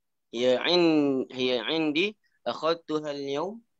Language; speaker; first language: Arabic; non-native, learner; Malay